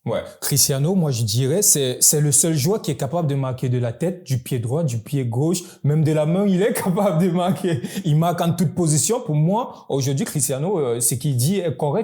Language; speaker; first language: French; native; French